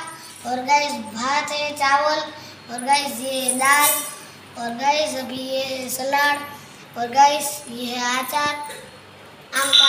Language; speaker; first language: Hindi; non-native, local second language; Gujarati